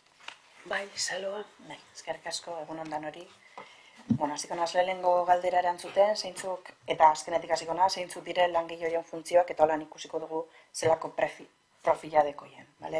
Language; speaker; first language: Basque; native; Basque